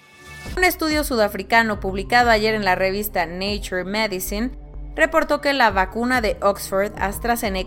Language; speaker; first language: Spanish; native; Spanish